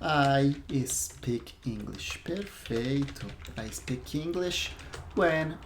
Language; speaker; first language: English; non-native, fluent; Portuguese